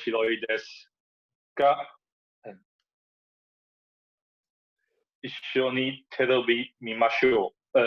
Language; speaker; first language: Japanese; non-native, learner; English